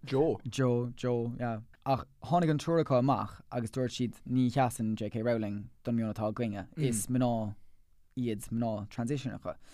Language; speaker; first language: Irish; non-native, local second language; English